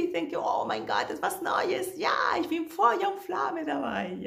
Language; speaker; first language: German; non-native, fluent; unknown